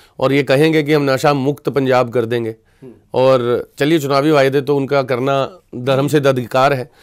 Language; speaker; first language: Hindi; non-native, local second language; Punjabi